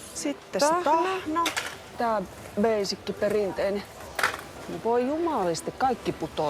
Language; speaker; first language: Finnish; native; Finnish